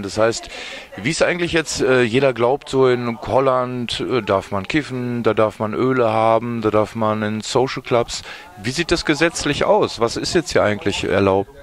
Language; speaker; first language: German; native; German